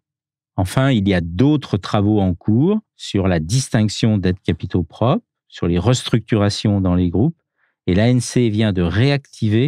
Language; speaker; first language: French; native; French